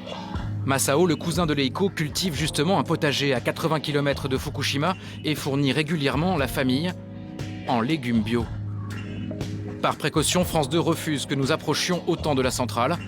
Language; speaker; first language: French; native; French